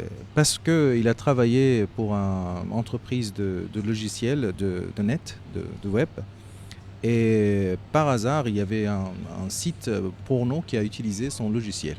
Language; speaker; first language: French; non-native, fluent; Persian